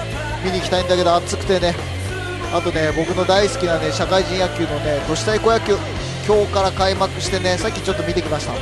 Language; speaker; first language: Japanese; native; Japanese